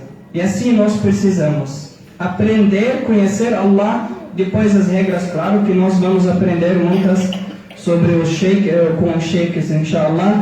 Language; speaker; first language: Portuguese; non-native, fluent; Arabic